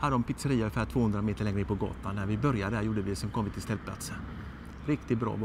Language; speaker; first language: Swedish; native; Swedish